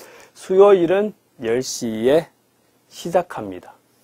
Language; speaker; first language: Korean; non-native, fluent; Chinese